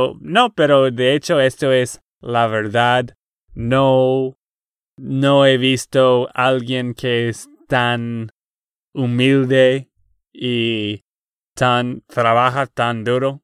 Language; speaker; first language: Spanish; non-native, fluent; English